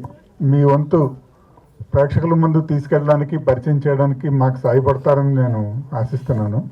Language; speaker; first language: Telugu; native; Telugu